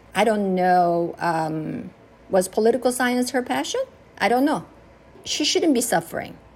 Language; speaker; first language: English; early bilingual, other home language; Korean